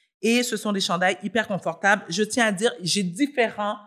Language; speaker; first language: French; native; French